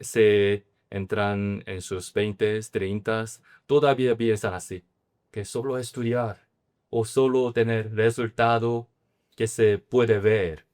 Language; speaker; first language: Spanish; non-native, learner; Korean